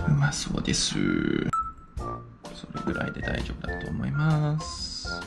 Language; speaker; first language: Japanese; non-native, fluent; English